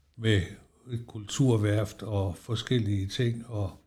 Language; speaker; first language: Danish; native; Danish